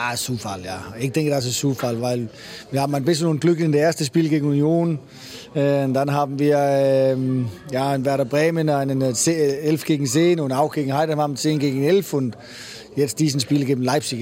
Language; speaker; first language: German; non-native, fluent; Danish